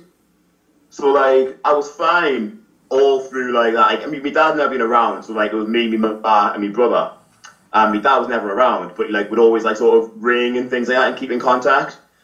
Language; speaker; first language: English; native; English